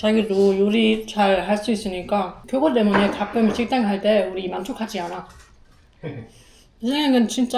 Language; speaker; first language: Korean; non-native, learner; German